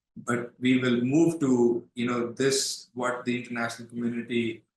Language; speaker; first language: English; non-native, local second language; Urdu